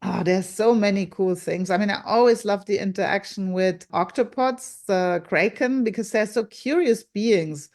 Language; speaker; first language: English; non-native, fluent; German